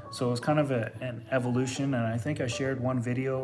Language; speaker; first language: English; native; English